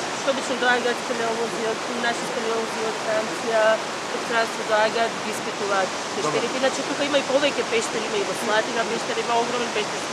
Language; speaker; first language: Macedonian; native; Macedonian